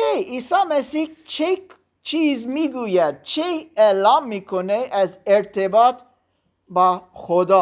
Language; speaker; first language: Persian; non-native, learner; German